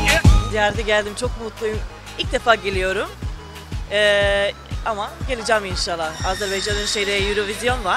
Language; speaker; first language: Turkish; non-native, fluent; Serbian